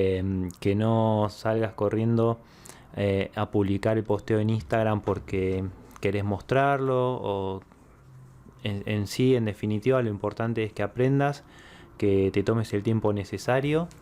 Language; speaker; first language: Spanish; native; Spanish